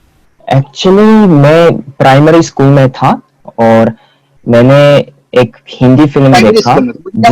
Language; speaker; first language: Hindi; non-native, fluent; Korean